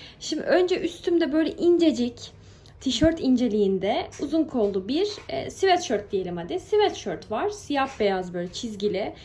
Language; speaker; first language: Turkish; native; Turkish